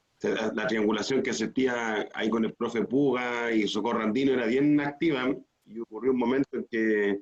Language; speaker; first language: Spanish; native; Spanish